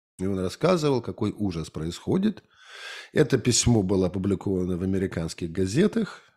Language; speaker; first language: Russian; native; Russian